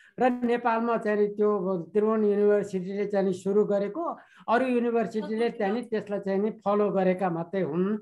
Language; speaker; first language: Nepali; native; Nepali